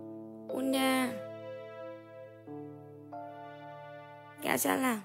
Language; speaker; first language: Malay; non-native, learner; Vietnamese